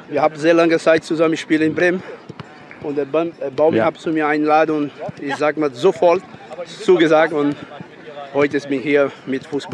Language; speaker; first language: German; non-native, learner; Portuguese